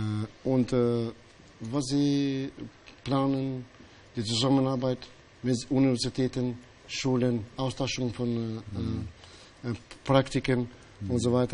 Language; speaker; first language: German; non-native, fluent; Albanian